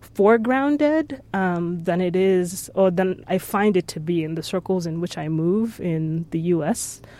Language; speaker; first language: English; non-native, local second language; Yoruba